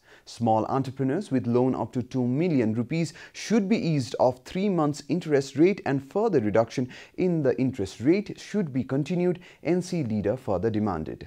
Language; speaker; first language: English; non-native, fluent; Nepali